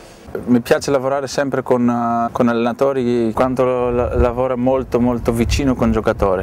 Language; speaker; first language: Italian; non-native, fluent; Greek